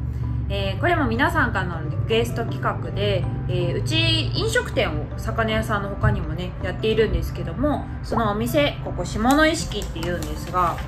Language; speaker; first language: Japanese; native; Japanese